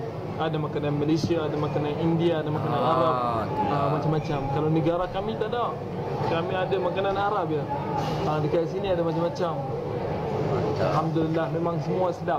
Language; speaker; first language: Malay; non-native, fluent; Arabic